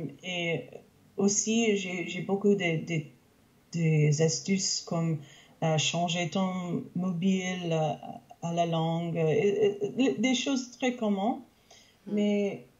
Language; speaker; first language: French; non-native, local second language; English